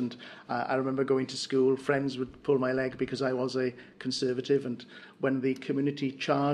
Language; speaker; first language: English; non-native, local second language; Welsh